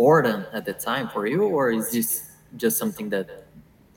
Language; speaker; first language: English; non-native, fluent; Portuguese